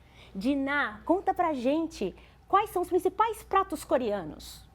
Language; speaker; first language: Portuguese; native; Portuguese